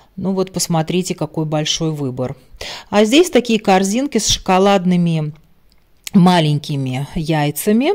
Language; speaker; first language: Russian; non-native, local second language; Latvian